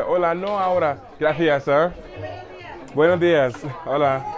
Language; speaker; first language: Spanish; non-native, learner; English